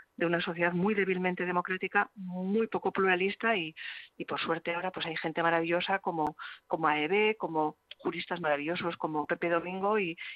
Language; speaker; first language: Spanish; native; Spanish